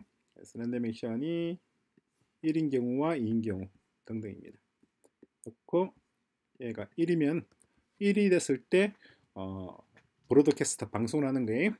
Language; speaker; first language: Korean; native; Korean